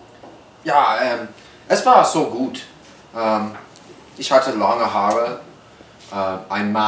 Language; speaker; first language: German; non-native, learner; English